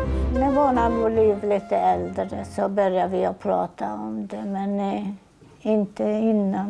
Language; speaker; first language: Swedish; non-native, fluent; Polish